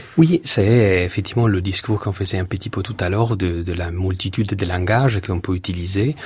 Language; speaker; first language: French; non-native, fluent; Italian